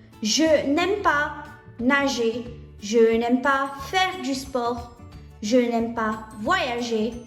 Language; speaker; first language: French; non-native, fluent; English